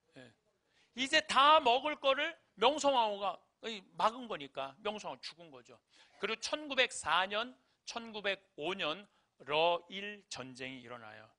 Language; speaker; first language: Korean; native; Korean